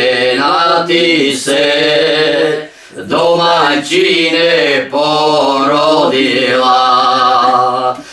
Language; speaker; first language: Macedonian; native; Macedonian